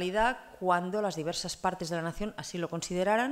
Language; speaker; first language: Spanish; non-native, local second language; Catalan